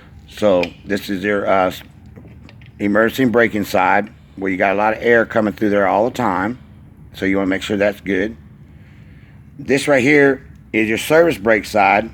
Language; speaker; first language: English; native; English